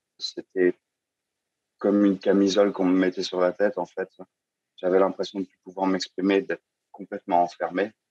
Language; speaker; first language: French; native; French